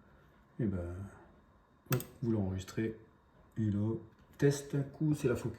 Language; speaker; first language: French; native; French